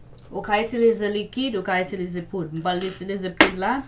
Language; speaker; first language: Haitian Creole; early bilingual, heritage; Haitian Creole